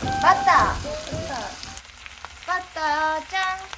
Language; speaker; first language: Japanese; native; Japanese